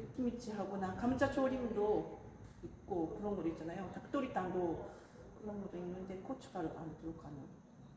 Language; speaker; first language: Korean; non-native, fluent; Japanese